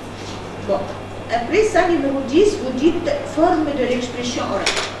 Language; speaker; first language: French; non-native, fluent; Arabic